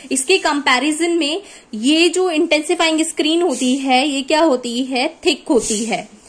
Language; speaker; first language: Hindi; native; Hindi